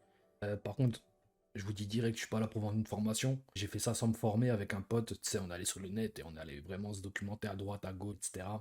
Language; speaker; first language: French; native; French